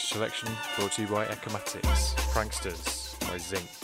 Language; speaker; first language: English; native; English